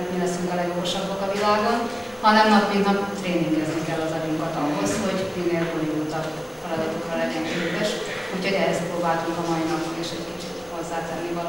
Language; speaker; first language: Hungarian; native; Hungarian